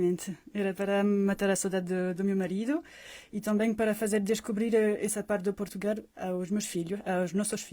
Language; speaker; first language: Portuguese; non-native, fluent; French